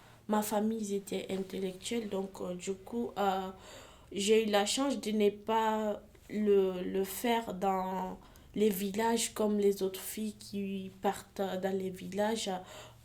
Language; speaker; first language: French; non-native, fluent; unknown